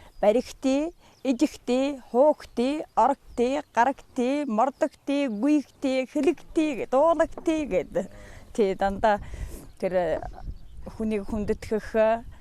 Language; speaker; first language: Mongolian; non-native, local second language; Buriat